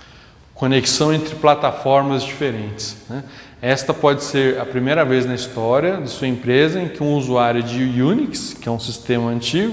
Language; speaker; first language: Portuguese; native; Portuguese